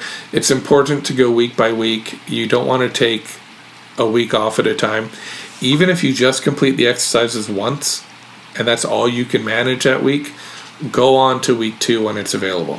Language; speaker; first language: English; native; English